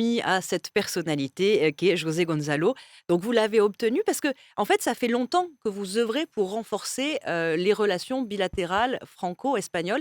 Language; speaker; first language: French; native; French